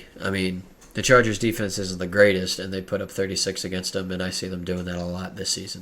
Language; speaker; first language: English; native; English